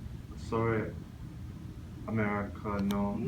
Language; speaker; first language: Japanese; non-native, learner; English